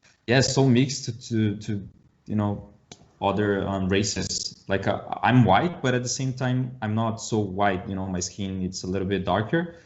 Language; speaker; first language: English; non-native, learner; Portuguese